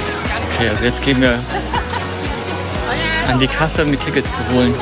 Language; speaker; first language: German; native; German